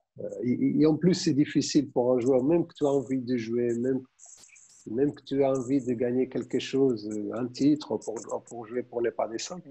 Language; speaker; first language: French; non-native, fluent; Portuguese